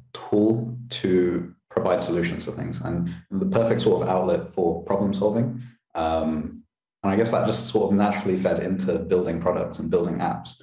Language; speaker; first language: English; native; English